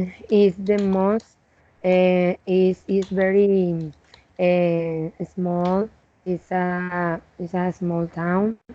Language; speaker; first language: English; non-native, learner; Spanish